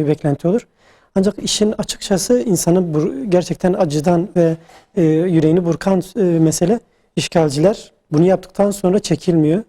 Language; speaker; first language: Turkish; native; Turkish